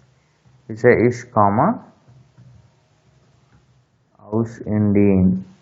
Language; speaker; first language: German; non-native, fluent; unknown